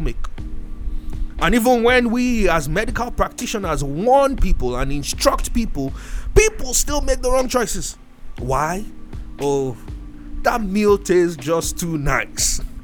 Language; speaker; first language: English; non-native, local second language; Yoruba